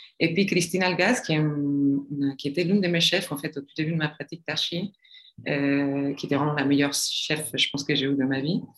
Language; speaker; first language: French; non-native, fluent; Spanish